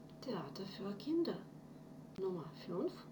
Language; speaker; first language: German; non-native, fluent; Ukrainian